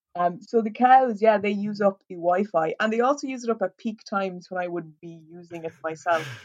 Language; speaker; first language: English; native; English